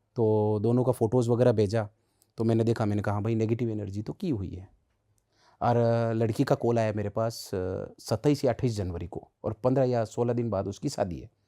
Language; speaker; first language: Hindi; native; Hindi